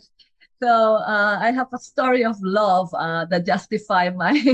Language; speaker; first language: English; non-native, fluent; Spanish